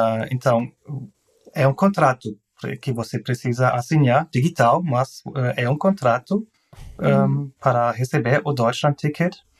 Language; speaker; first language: Portuguese; non-native, learner; German